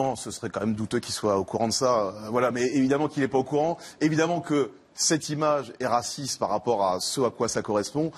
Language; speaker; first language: French; native; French